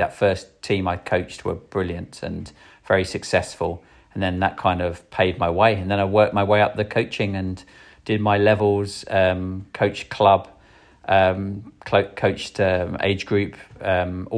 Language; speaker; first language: English; native; English